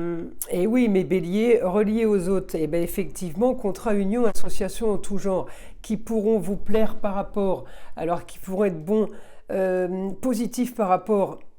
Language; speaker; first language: French; native; French